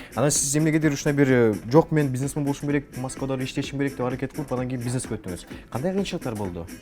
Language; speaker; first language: Kyrgyz; native; Kyrgyz